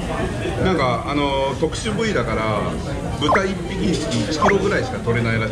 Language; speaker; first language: Japanese; native; Japanese